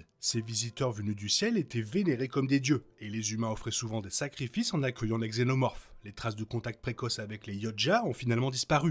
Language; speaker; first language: French; native; French